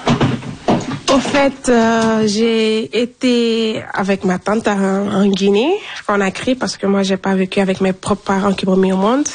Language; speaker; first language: French; non-native, local second language; Fula